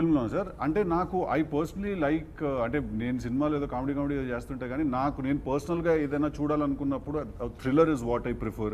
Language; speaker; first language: Telugu; native; Telugu